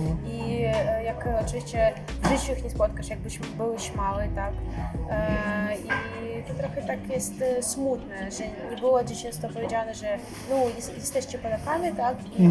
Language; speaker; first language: Polish; non-native, fluent; Russian